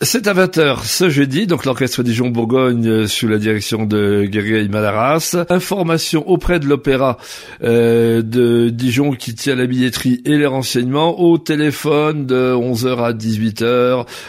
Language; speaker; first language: French; native; French